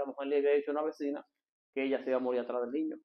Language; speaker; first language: Spanish; native; Spanish